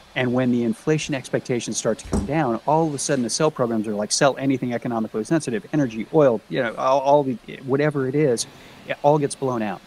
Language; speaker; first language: English; native; English